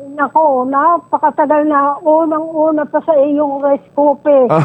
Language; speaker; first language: Filipino; native; Filipino